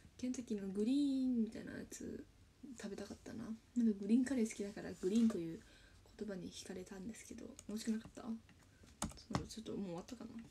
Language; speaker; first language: Japanese; native; Japanese